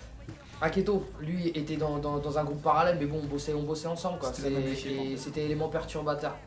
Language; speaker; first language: French; native; French